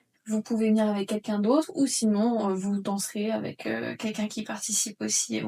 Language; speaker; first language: French; native; French